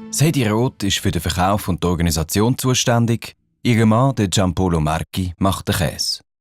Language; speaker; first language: German; native; German